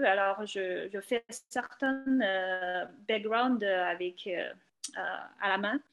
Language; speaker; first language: French; non-native, fluent; Chinese